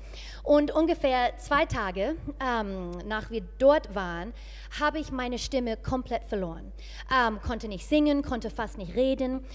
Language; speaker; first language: German; non-native, fluent; English